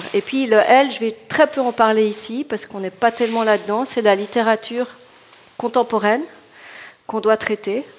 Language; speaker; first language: English; non-native, fluent; Italian